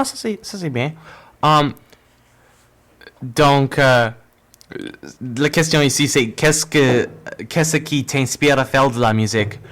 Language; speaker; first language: French; non-native, learner; English